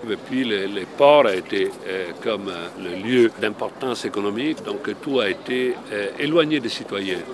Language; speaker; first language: French; non-native, fluent; Italian